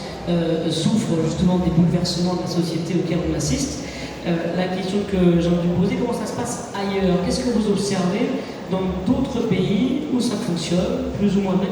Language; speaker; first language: French; native; French